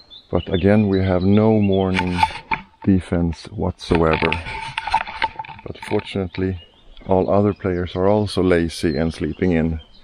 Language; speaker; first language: English; non-native, fluent; Swedish